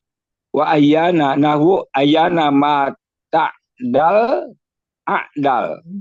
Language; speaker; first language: Arabic; non-native, learner; Indonesian